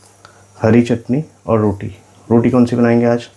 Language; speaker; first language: Hindi; native; Hindi